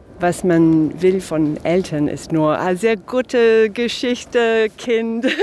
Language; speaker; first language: German; non-native, fluent; English